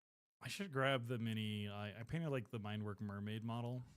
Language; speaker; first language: English; native; English